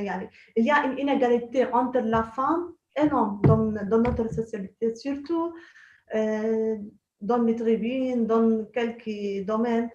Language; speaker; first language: French; non-native, local second language; Arabic